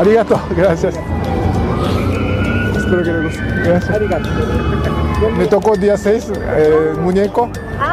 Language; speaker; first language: Spanish; non-native, learner; Japanese